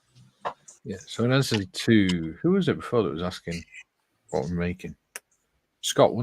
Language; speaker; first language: English; native; English